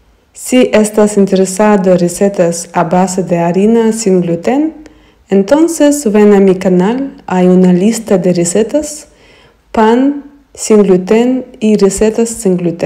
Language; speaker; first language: Spanish; non-native, fluent; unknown